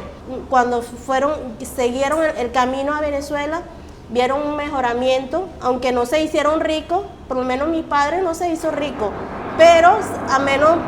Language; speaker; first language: Spanish; early bilingual, other home language; Chinese